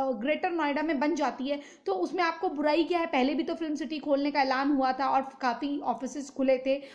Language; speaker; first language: Hindi; native; Hindi